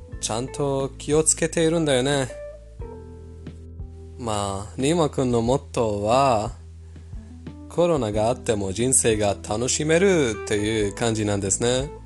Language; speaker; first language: Japanese; non-native, fluent; Persian